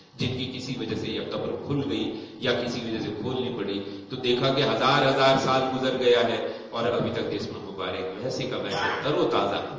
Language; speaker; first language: Urdu; non-native, local second language; Punjabi